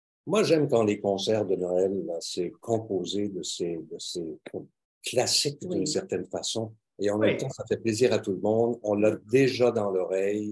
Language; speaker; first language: French; native; French